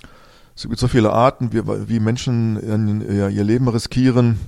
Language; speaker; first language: German; native; German